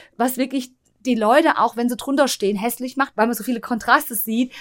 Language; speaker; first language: German; native; German